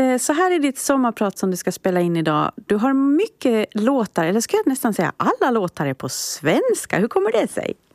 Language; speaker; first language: Swedish; native; Swedish